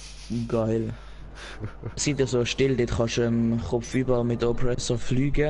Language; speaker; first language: German; native; German